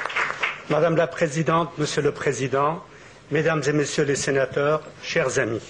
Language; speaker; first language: French; native; French